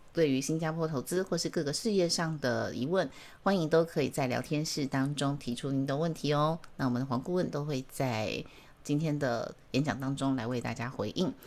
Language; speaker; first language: Chinese; native; Chinese